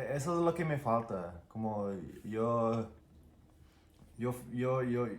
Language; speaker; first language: Spanish; non-native, fluent; English